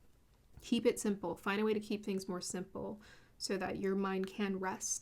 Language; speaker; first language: English; native; English